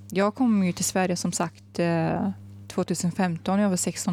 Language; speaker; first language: Swedish; non-native, fluent; Arabic